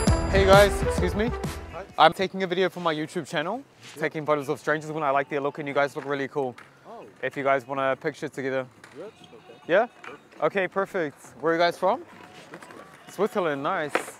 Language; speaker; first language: English; native; English